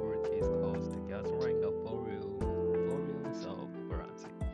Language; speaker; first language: English; non-native, learner; Japanese